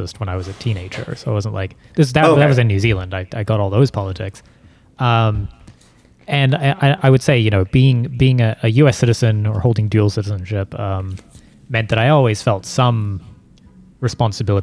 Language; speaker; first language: English; native; English